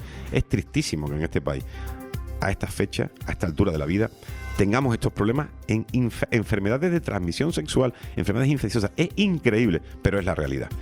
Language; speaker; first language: Spanish; native; Spanish